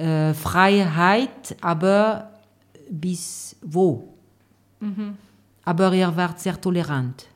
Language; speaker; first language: German; non-native, fluent; French